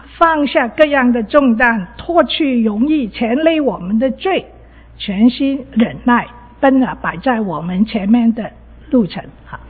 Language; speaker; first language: Chinese; non-native, local second language; Cantonese